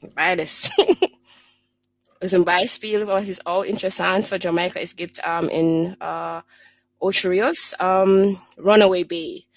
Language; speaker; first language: German; non-native, learner; English